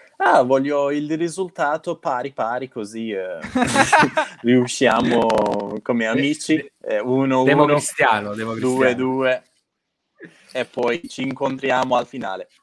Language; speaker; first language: Italian; non-native, fluent; Turkish